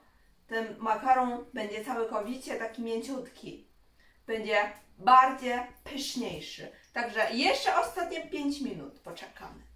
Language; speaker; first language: Polish; non-native, learner; Chinese